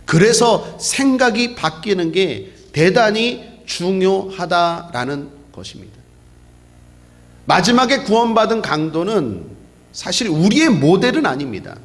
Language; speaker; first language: Korean; native; Korean